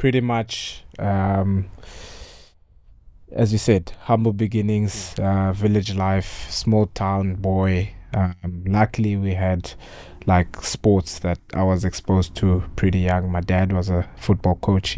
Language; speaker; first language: English; non-native, local second language; Xhosa